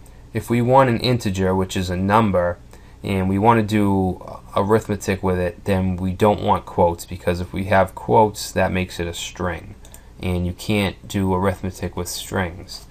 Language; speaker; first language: English; native; English